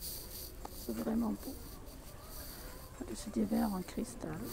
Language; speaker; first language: French; non-native, local second language; Arabic